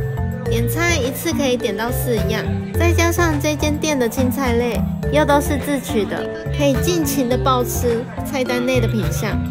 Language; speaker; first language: Chinese; native; Chinese